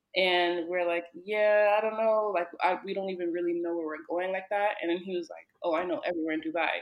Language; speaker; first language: English; early bilingual, other home language; Yoruba